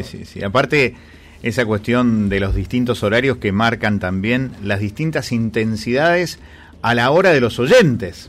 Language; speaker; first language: Spanish; native; Spanish